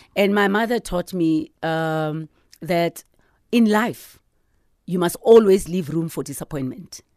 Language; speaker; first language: English; non-native, local second language; Southern Sotho